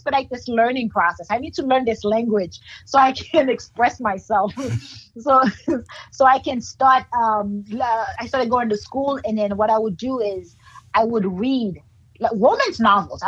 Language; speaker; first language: English; non-native, fluent; Haitian Creole